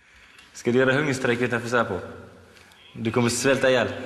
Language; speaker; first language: Swedish; non-native, local second language; Arabic